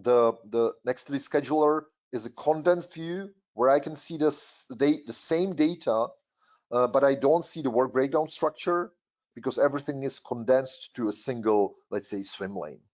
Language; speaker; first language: English; non-native, fluent; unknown